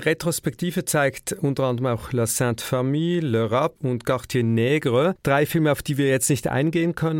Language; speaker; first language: German; native; German